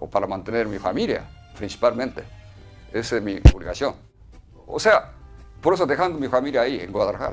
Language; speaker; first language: Spanish; non-native, fluent; Japanese